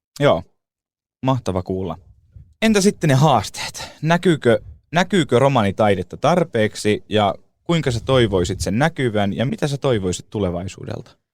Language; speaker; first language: Finnish; native; Finnish